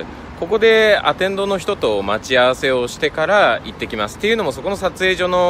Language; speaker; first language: Japanese; native; Japanese